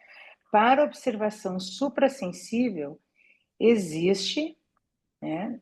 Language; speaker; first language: Portuguese; native; Portuguese